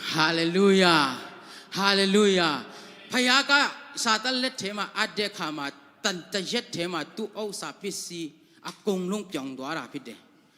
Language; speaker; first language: Burmese; non-native, local second language; Tedim Chin